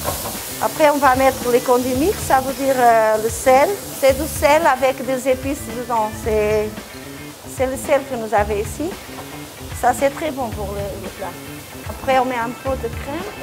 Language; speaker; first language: French; non-native, fluent; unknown